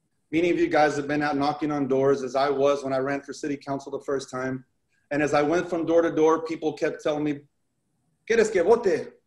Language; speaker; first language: English; early bilingual, other home language; Spanish